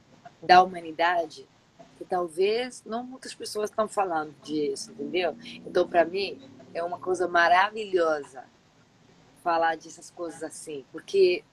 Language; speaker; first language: Portuguese; non-native, fluent; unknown